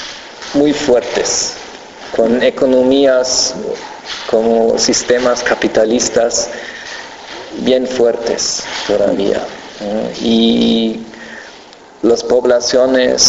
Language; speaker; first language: Spanish; non-native, fluent; German